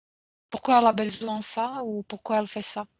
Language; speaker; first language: French; non-native, fluent; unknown